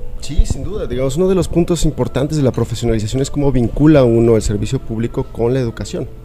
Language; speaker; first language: Spanish; native; Spanish